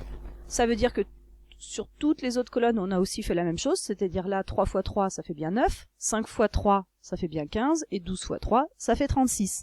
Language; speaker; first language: French; native; French